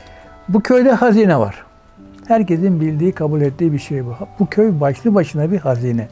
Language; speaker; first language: Turkish; native; Turkish